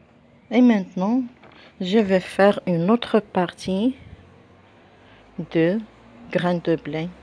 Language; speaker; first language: French; non-native, local second language; Arabic